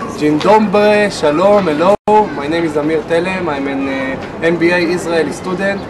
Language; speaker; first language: English; non-native, fluent; Hebrew